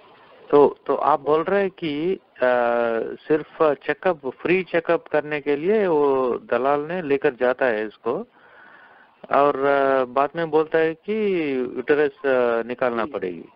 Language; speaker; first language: Hindi; non-native, local second language; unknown